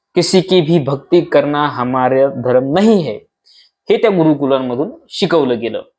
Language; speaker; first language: Hindi; non-native, local second language; Marathi